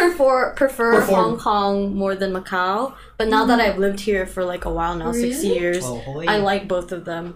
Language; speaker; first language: English; non-native, local second language; Cantonese